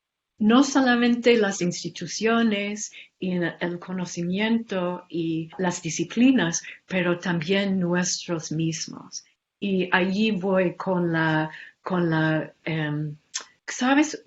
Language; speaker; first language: Spanish; non-native, fluent; English